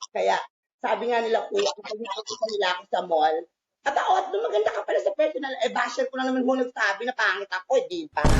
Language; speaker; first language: Filipino; native; Filipino